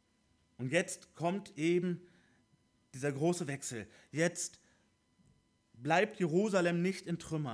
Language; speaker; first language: German; native; German